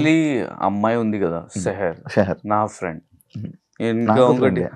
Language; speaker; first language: Telugu; non-native, local second language; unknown